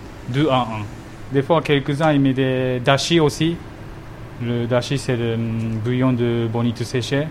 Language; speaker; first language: French; non-native, fluent; Japanese